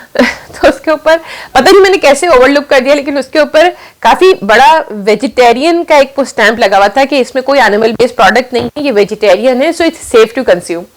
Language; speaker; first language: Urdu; native; Urdu